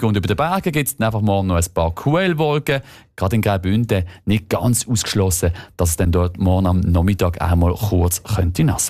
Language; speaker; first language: German; native; German